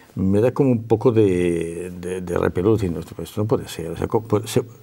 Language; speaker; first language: Spanish; native; Spanish